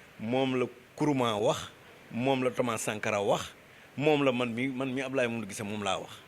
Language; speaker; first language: Wolof; non-native, local second language; Fula